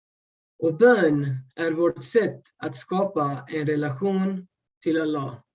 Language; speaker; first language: Swedish; early bilingual, other home language; Urdu